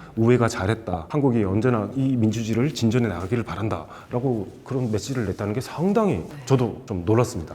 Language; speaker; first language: Korean; native; Korean